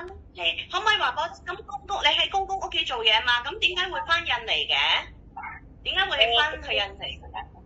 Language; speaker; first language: Cantonese; native; Cantonese